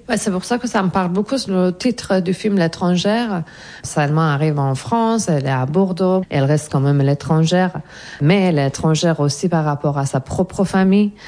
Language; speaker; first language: French; non-native, fluent; Persian